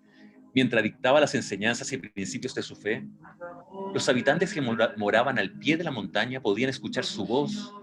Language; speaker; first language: Spanish; native; Spanish